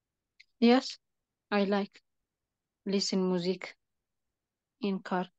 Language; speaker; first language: English; non-native, learner; Tigrinya